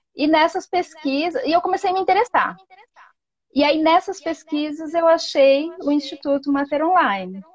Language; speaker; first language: Portuguese; native; Portuguese